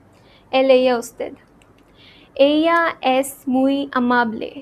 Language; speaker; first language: Spanish; non-native, fluent; Hindi